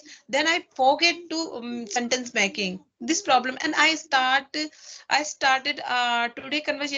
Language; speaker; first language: English; non-native, learner; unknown